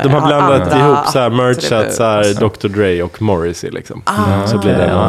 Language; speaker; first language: Swedish; native; Swedish